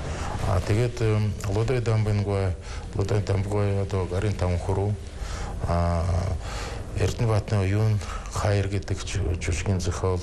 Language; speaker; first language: Mongolian; non-native, fluent; Russian